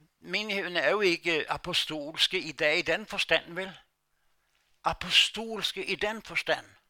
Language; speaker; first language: Danish; non-native, fluent; Norwegian